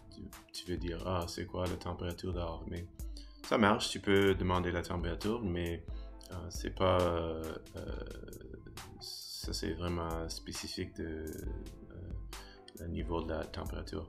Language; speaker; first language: French; non-native, learner; English